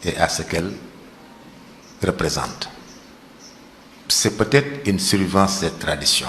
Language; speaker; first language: French; non-native, local second language; Wolof